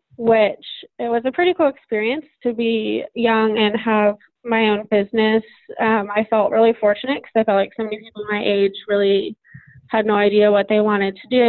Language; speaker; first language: English; native; English